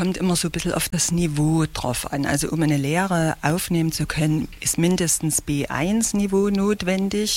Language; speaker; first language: German; native; German